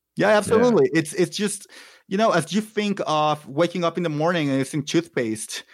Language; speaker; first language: English; non-native, fluent; Spanish